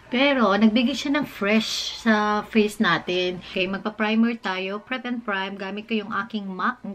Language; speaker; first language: Filipino; native; Filipino